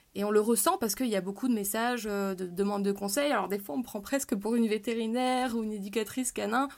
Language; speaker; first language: French; native; French